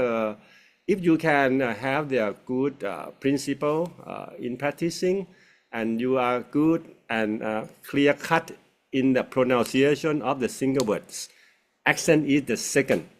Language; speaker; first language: English; non-native, fluent; Thai